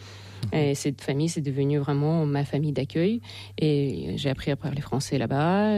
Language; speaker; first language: French; non-native, fluent; Russian